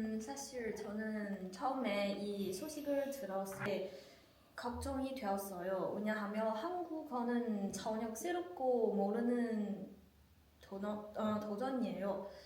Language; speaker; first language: Korean; non-native, learner; Chinese